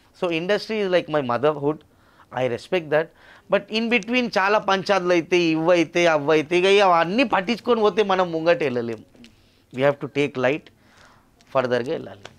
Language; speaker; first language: Telugu; non-native, local second language; Urdu